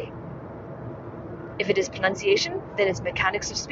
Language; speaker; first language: English; non-native, local second language; Cantonese